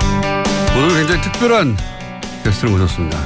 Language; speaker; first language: Korean; native; Korean